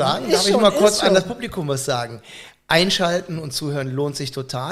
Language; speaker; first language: German; native; German